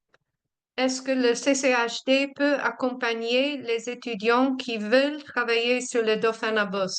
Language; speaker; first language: French; non-native, fluent; English